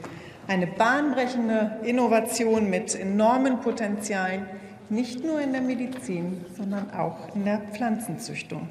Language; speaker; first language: German; native; German